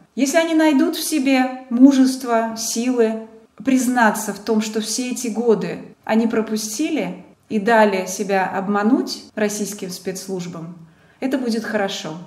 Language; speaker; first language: Russian; non-native, local second language; Georgian